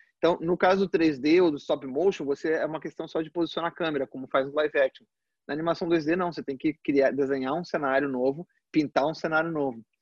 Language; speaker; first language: Portuguese; early bilingual, other home language; Spanish